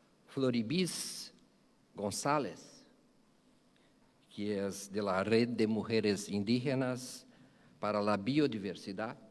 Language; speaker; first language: Spanish; non-native, fluent; Portuguese